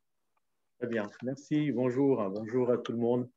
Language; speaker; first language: French; native; French